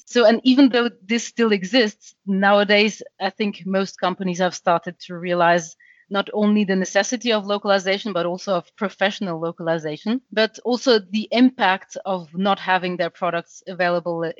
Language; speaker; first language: English; non-native, fluent; French